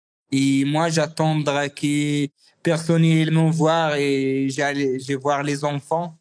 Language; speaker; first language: French; non-native, learner; Arabic